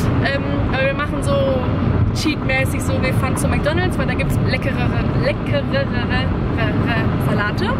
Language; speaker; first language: German; native; German